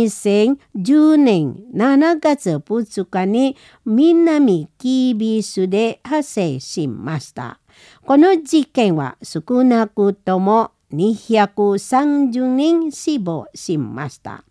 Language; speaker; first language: Japanese; non-native, learner; Indonesian